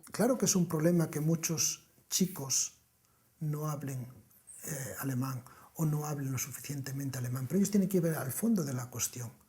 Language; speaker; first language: Spanish; native; Spanish